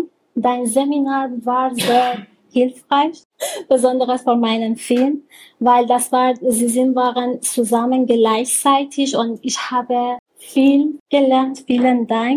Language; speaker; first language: German; non-native, learner; Persian